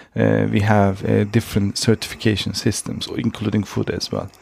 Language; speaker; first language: English; non-native, fluent; Turkish